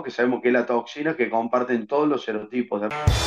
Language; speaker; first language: Spanish; native; Spanish